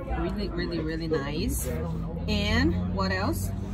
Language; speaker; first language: English; non-native, learner; Portuguese